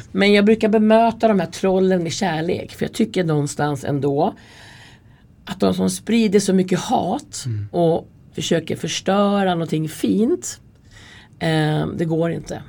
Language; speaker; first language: Swedish; native; Swedish